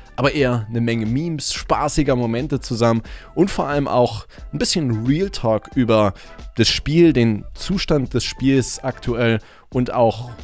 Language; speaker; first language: German; native; German